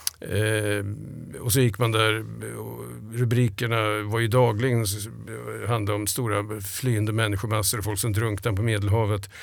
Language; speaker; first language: Swedish; native; Swedish